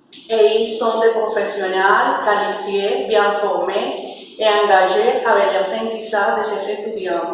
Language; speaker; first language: French; non-native, fluent; Spanish